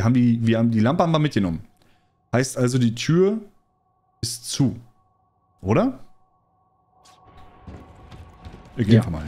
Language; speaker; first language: German; native; German